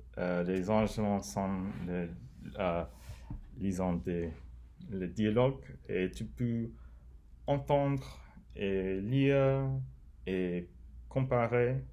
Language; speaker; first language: French; non-native, learner; English